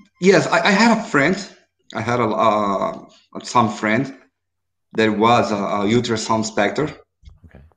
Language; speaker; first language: English; non-native, learner; Portuguese